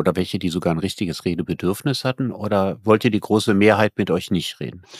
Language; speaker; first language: German; native; German